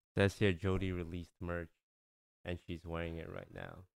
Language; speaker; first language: English; non-native, local second language; Chinese